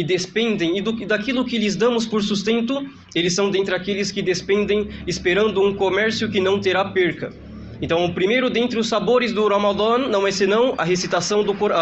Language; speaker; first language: Portuguese; native; Portuguese